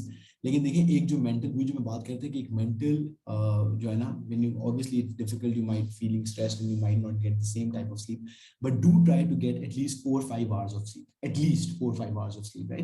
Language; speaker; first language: English; non-native, local second language; Urdu